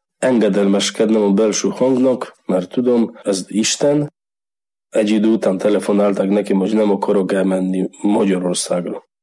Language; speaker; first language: Hungarian; non-native, learner; Polish